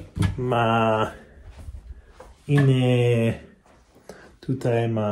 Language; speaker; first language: Polish; non-native, learner; English